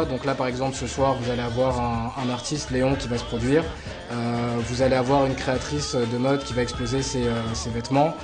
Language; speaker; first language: French; native; French